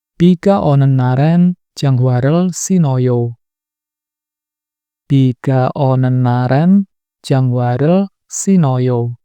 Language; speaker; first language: Korean; non-native, fluent; Indonesian